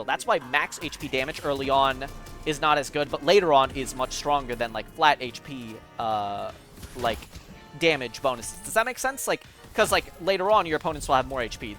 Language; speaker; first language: English; native; English